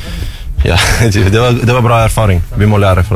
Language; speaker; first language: Norwegian; non-native, learner; Russian